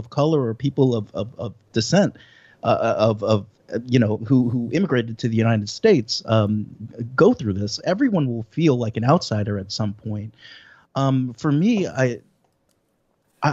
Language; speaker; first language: English; native; English